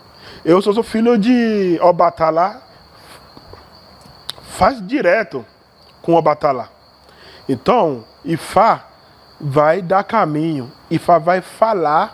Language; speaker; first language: Portuguese; non-native, learner; Yoruba